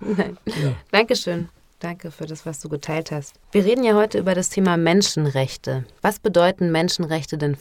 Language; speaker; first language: German; native; German